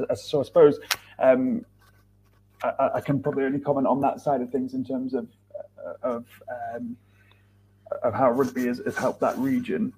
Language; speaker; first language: English; native; English